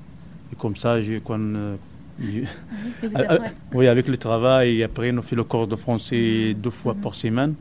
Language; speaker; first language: French; non-native, learner; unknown